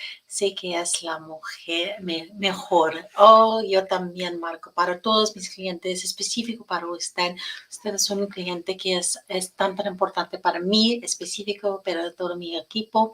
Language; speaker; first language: Spanish; non-native, learner; English